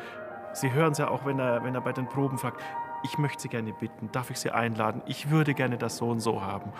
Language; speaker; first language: German; native; German